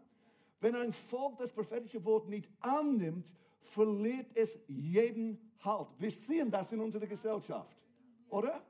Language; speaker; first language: German; non-native, fluent; English